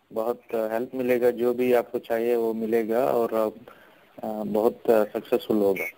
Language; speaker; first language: Hindi; non-native, local second language; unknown